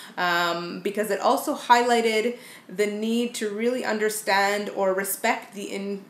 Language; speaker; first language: English; native; English